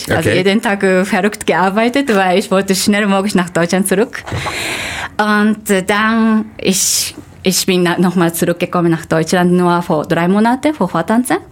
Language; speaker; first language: German; non-native, fluent; Japanese